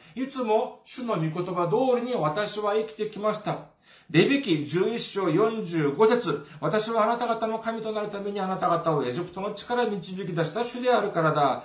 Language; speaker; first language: Japanese; non-native, fluent; Korean